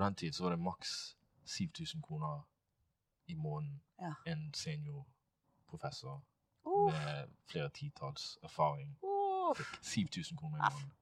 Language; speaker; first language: Norwegian; non-native, fluent; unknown